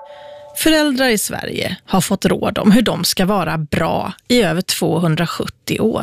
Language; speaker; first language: Swedish; native; Swedish